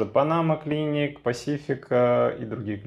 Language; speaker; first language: Russian; native; Russian